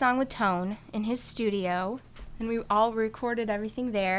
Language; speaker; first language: English; native; English